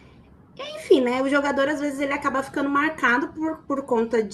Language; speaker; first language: Portuguese; native; Portuguese